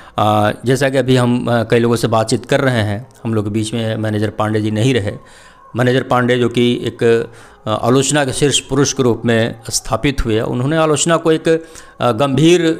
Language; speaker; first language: Hindi; native; Hindi